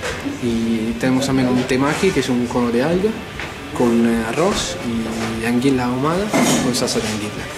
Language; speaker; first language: Spanish; non-native, fluent; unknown